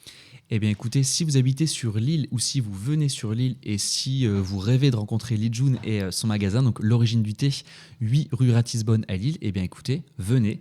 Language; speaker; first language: French; native; French